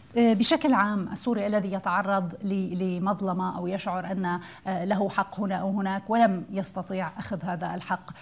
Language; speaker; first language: Arabic; native; Arabic